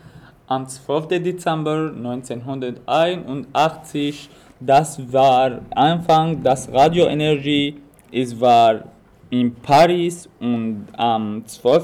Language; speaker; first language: German; non-native, learner; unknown